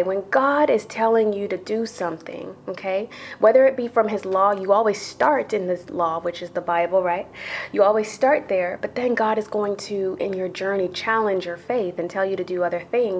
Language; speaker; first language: English; native; English